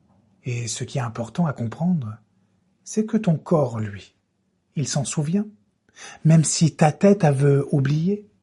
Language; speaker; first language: French; native; French